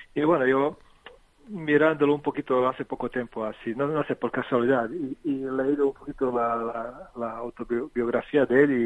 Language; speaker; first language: Spanish; non-native, fluent; Serbian